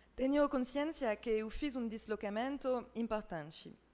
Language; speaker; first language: Portuguese; non-native, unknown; French